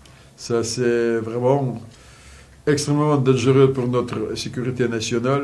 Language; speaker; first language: French; non-native, fluent; Russian